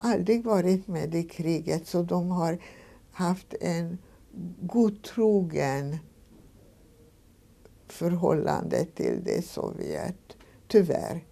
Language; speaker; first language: Swedish; non-native, fluent; Hungarian